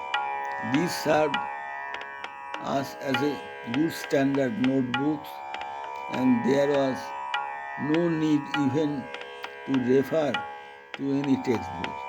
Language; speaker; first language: English; non-native, local second language; Bangla